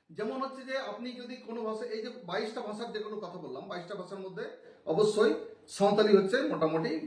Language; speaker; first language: Bangla; non-native, local second language; Santali